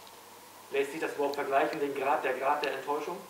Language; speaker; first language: German; native; German